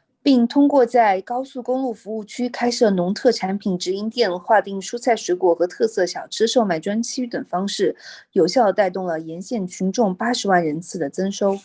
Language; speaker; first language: Chinese; native; Chinese